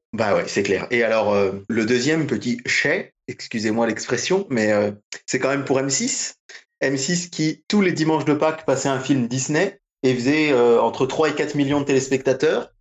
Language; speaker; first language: French; native; French